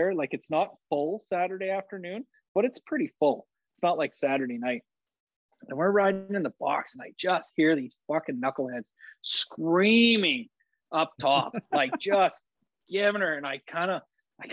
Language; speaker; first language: English; native; English